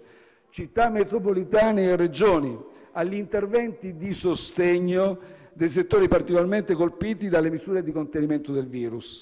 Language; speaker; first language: Italian; native; Italian